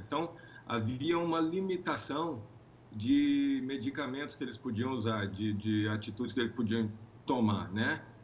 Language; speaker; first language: Portuguese; native; Portuguese